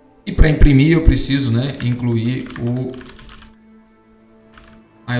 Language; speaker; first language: Portuguese; native; Portuguese